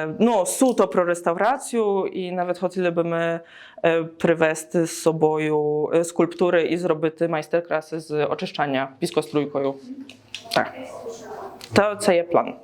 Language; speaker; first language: Polish; non-native, learner; Ukrainian